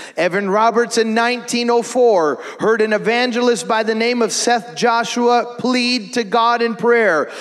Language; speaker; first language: English; native; English